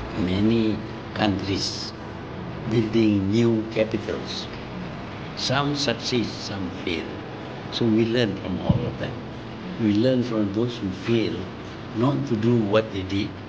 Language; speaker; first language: English; non-native, local second language; Malay